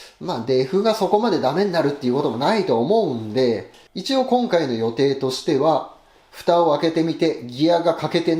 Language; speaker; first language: Japanese; native; Japanese